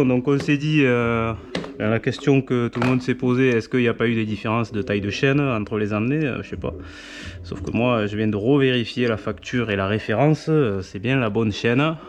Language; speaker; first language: French; native; French